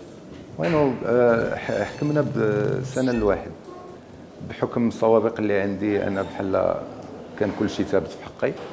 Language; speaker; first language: Arabic; native; Arabic